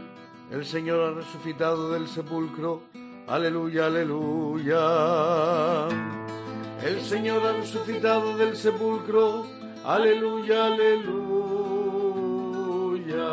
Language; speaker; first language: Spanish; native; Spanish